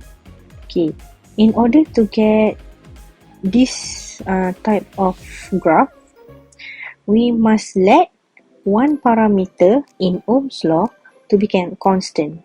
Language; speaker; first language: English; non-native, local second language; Malay